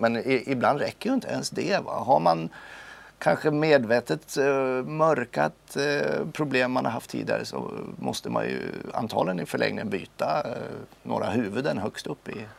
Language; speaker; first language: Swedish; native; Swedish